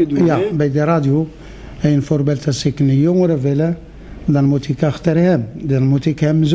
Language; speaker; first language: Dutch; non-native, fluent; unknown